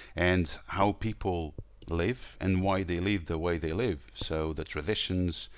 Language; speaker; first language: English; non-native, fluent; Portuguese